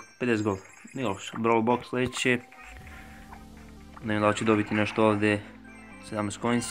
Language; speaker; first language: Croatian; early bilingual, heritage; Croatian